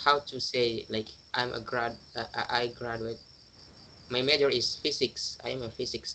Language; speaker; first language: English; non-native, learner; Indonesian